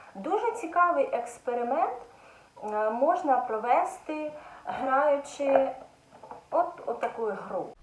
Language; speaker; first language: Ukrainian; native; Ukrainian